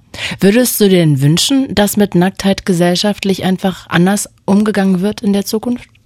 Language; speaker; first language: German; native; German